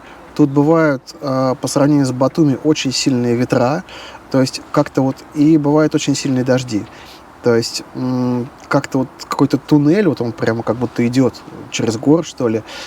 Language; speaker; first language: Russian; native; Russian